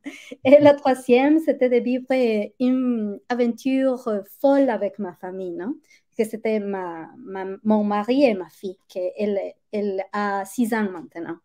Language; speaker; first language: French; non-native, fluent; Spanish